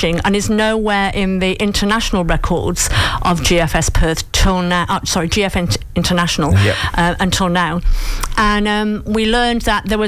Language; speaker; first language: English; native; English